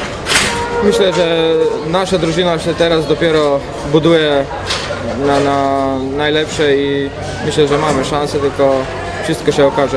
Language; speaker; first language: Polish; non-native, fluent; Croatian